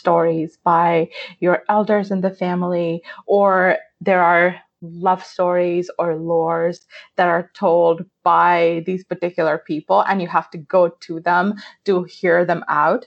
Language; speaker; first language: English; non-native, local second language; Urdu